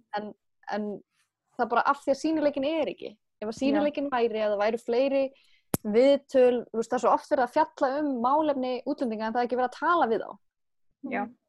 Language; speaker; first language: Icelandic; early bilingual, other home language; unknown